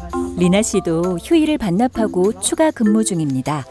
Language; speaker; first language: Korean; native; Korean